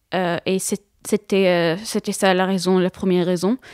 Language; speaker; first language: French; non-native, fluent; Arabic